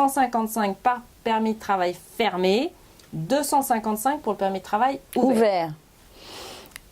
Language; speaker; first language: French; native; French